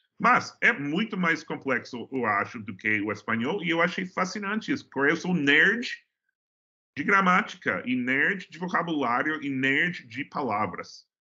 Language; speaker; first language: Portuguese; non-native, fluent; English